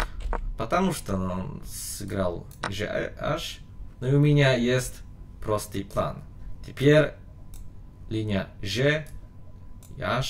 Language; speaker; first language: Russian; non-native, learner; Polish